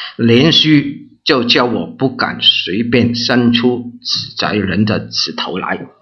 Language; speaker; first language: Chinese; non-native, local second language; Cantonese